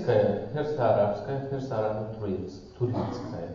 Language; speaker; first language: Russian; non-native, learner; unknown